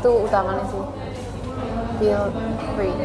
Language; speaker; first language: Indonesian; non-native, fluent; Finnish